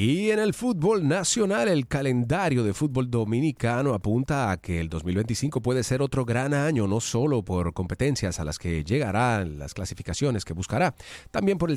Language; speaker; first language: Spanish; native; Spanish